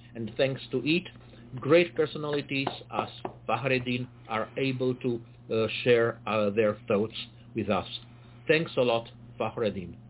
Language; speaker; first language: English; non-native, fluent; Romanian